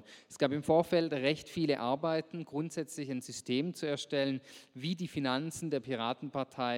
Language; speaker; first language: German; native; German